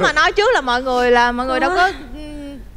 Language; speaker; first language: Vietnamese; native; Vietnamese